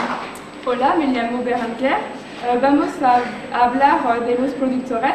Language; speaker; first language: Spanish; non-native, learner; French